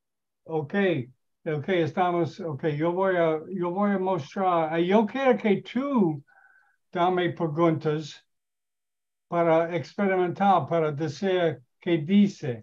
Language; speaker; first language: Spanish; non-native, learner; English